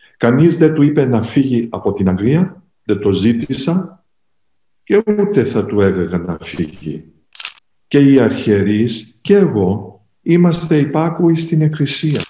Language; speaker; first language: Greek; early bilingual, heritage; Greek